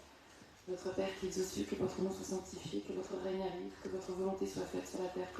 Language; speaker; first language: French; native; French